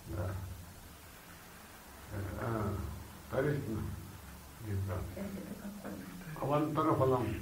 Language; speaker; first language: Russian; non-native, learner; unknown